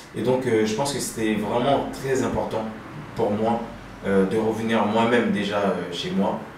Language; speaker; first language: French; early bilingual, other home language; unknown